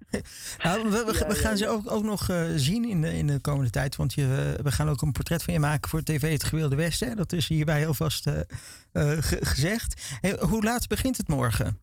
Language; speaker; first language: Dutch; native; Dutch